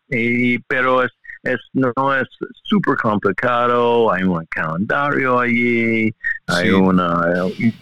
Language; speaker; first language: Spanish; non-native, learner; English